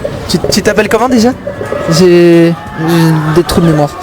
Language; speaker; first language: French; native; French